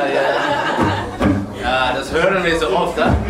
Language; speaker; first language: German; non-native, learner; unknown